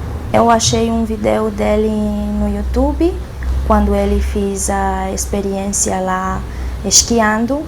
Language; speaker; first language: Portuguese; non-native, fluent; Romanian